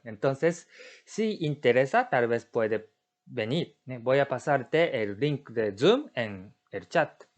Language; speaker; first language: Spanish; non-native, learner; Japanese